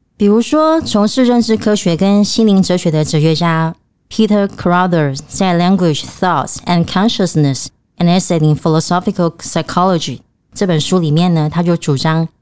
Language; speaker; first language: Chinese; native; Chinese